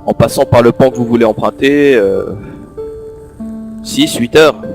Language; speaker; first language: French; native; French